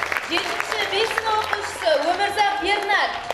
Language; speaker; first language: Kazakh; native; Kazakh